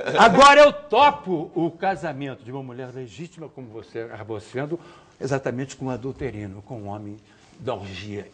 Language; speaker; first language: Portuguese; native; Portuguese